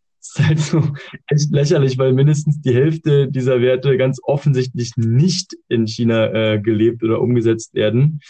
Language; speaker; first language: German; native; German